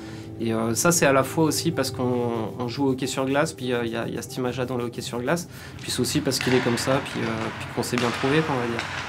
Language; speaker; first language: French; native; French